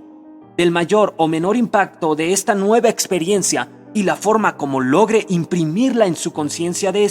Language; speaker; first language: Spanish; native; Spanish